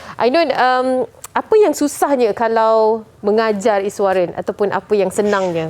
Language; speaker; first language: Malay; native; Malay